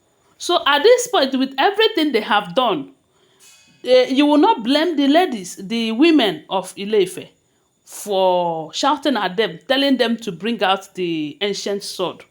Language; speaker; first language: English; non-native, local second language; Yoruba